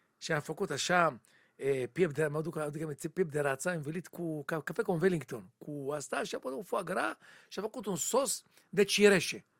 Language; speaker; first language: Romanian; non-native, learner; Hebrew